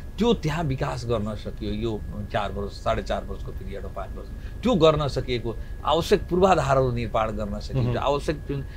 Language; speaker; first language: Nepali; non-native, local second language; Bhojpuri